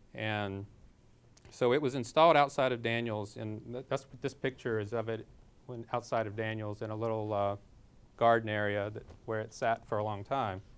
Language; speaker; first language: English; native; English